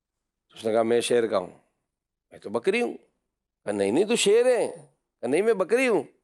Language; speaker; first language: Urdu; native; Urdu